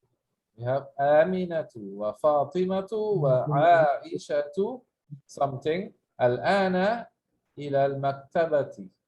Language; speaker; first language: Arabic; non-native, fluent; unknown